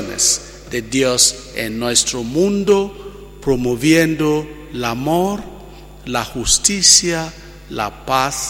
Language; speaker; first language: Spanish; non-native, fluent; Italian